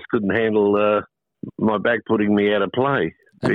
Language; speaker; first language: English; native; English